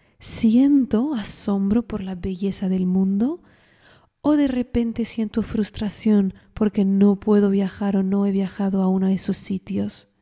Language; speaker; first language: Spanish; non-native, fluent; French